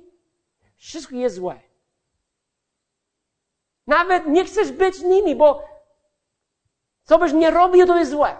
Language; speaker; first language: Polish; non-native, fluent; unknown